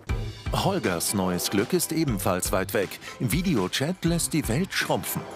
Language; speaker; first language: German; native; German